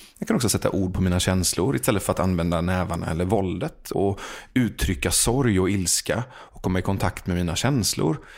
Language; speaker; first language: Swedish; early bilingual, other home language; Persian